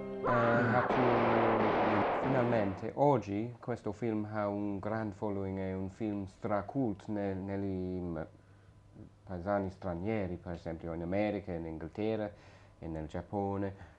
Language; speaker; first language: Italian; non-native, learner; French